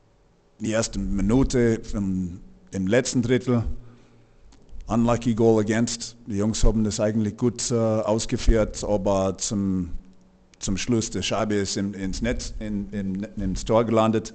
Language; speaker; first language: German; non-native, fluent; English